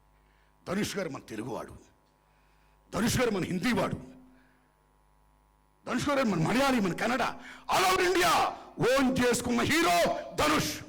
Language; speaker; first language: Telugu; native; Telugu